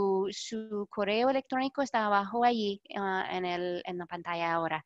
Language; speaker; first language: Spanish; non-native, fluent; English